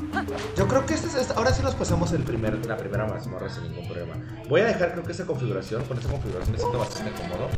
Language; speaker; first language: Spanish; native; Spanish